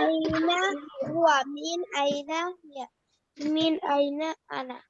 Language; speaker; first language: Arabic; non-native, learner; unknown